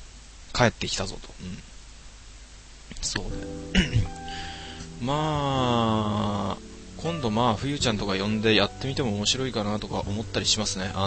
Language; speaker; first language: Japanese; native; Japanese